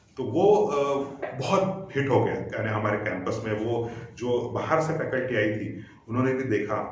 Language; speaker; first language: Hindi; non-native, local second language; Marathi